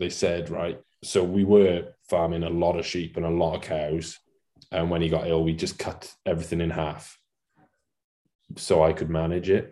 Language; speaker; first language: English; non-native, local second language; Welsh